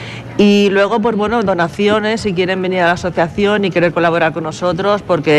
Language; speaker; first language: Spanish; native; Spanish